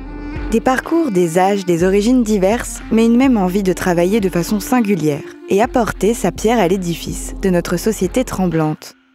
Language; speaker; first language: French; native; French